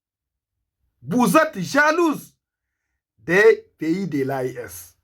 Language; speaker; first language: French; non-native, local second language; Hausa